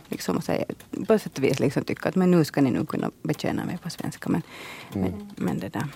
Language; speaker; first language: Swedish; native; Swedish